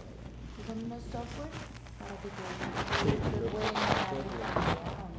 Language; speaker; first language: Spanish; native; Spanish